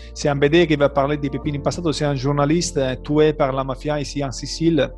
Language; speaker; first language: French; non-native, learner; Italian